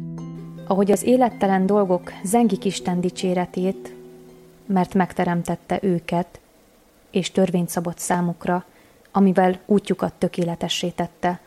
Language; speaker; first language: Hungarian; native; Hungarian